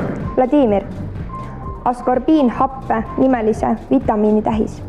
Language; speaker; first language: Estonian; native; Estonian